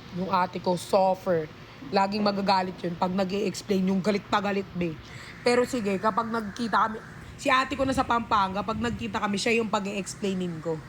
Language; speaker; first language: Filipino; native; Filipino